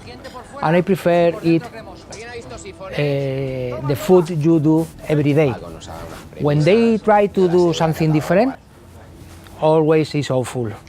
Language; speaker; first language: English; non-native, learner; Spanish